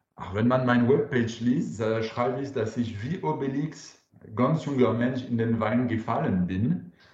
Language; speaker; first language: German; non-native, fluent; French